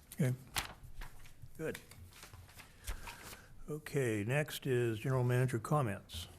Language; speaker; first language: English; native; English